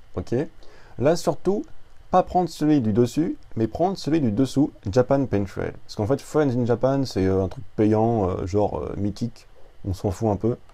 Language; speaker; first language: French; native; French